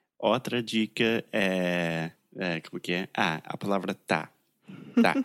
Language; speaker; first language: Portuguese; non-native, fluent; English